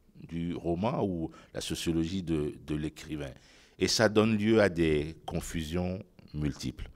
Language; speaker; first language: French; non-native, local second language; Ewe